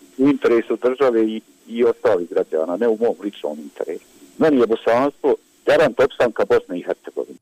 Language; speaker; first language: Bosnian; native; Bosnian